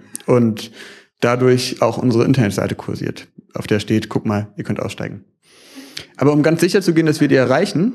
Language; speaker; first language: German; native; German